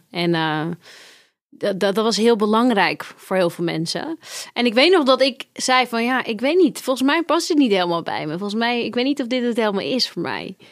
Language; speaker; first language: Dutch; native; Dutch